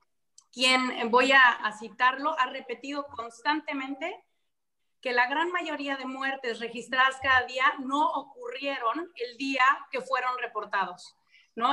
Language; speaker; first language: Spanish; native; Spanish